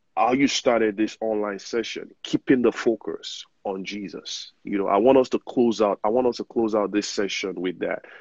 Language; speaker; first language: English; non-native, local second language; Yoruba